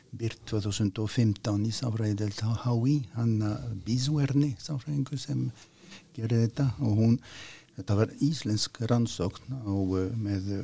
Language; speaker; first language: Icelandic; non-native, fluent; French